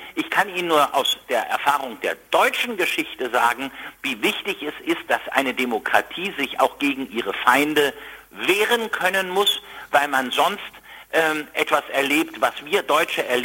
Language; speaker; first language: German; native; German